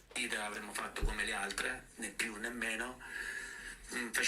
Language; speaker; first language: Italian; native; Italian